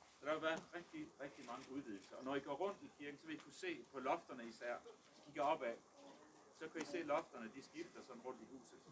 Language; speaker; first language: Danish; early bilingual, other home language; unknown